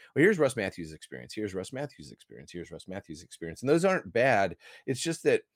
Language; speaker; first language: English; native; English